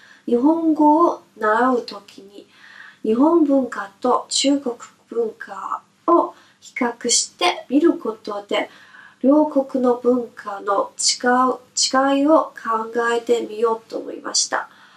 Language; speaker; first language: Japanese; non-native, fluent; Chinese